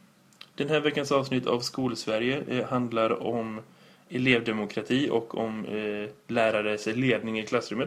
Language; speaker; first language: Swedish; native; Swedish